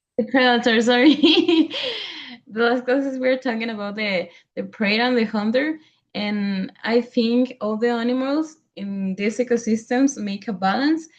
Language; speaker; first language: English; non-native, fluent; Spanish